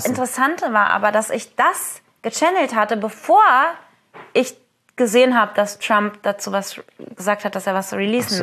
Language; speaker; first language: German; native; German